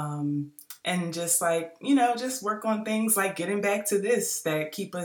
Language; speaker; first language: English; native; English